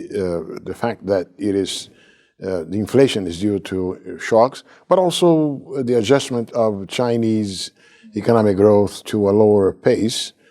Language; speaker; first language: English; non-native, fluent; Portuguese